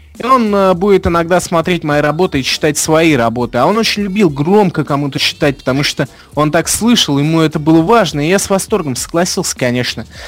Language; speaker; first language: Russian; non-native, fluent; English